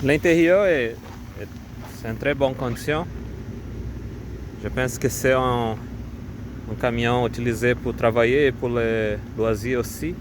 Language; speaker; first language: French; non-native, learner; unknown